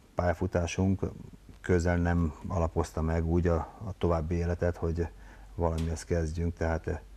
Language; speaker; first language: Hungarian; native; Hungarian